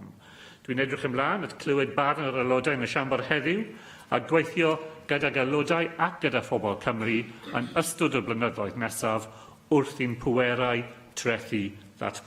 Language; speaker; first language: Welsh; non-native, local second language; English